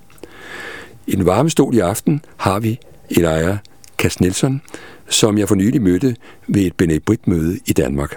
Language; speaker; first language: Danish; native; Danish